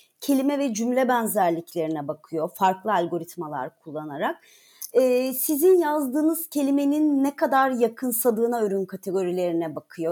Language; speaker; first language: Turkish; native; Turkish